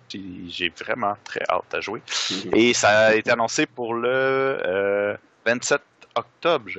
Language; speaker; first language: French; native; French